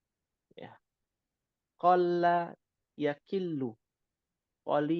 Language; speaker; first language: Arabic; non-native, fluent; Indonesian